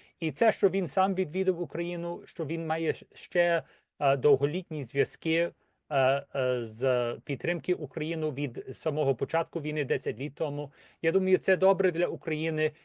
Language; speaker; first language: Ukrainian; early bilingual, heritage; Ukrainian